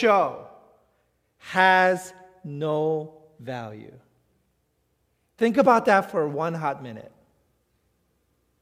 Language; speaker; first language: English; native; English